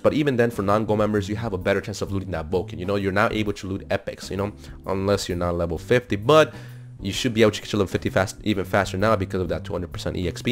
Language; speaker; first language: English; early bilingual, other home language; Spanish